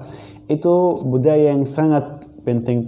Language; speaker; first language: Indonesian; non-native, learner; Arabic